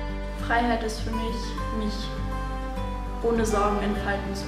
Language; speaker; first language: German; early bilingual, other home language; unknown